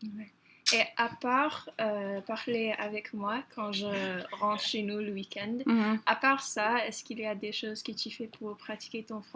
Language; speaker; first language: French; non-native, fluent; English